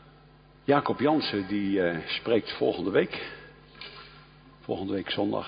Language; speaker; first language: Dutch; native; Dutch